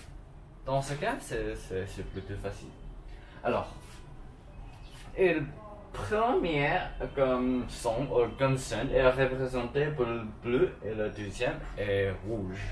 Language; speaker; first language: French; non-native, learner; Chinese